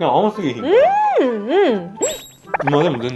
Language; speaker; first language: Japanese; native; Japanese